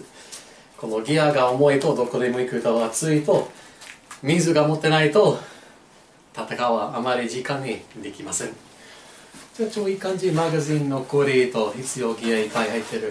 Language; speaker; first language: Japanese; non-native, learner; English